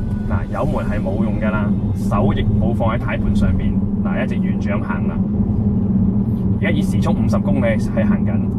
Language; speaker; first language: Cantonese; native; Cantonese